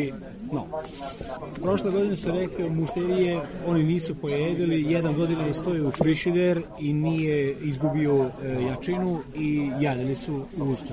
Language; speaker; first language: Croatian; non-native, local second language; Hungarian